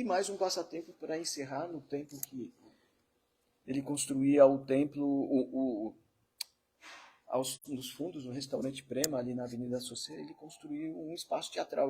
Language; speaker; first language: Portuguese; native; Portuguese